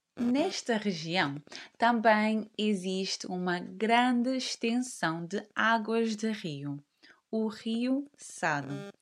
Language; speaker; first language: Portuguese; native; Portuguese